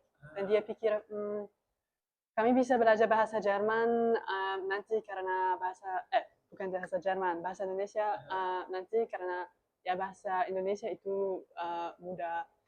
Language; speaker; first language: Indonesian; non-native, learner; German